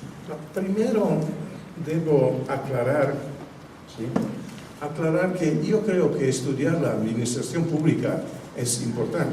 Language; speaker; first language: Spanish; non-native, fluent; Italian